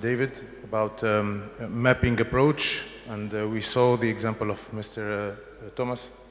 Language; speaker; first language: English; non-native, fluent; Arabic